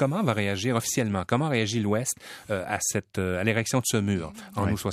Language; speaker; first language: French; native; French